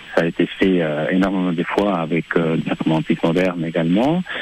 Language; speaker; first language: French; non-native, fluent; Spanish